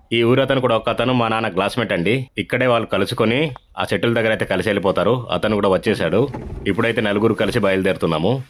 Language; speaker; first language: Telugu; non-native, local second language; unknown